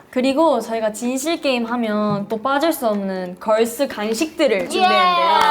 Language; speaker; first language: Korean; native; Korean